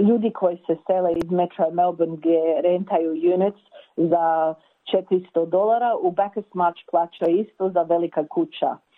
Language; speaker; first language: Croatian; early bilingual, heritage; Croatian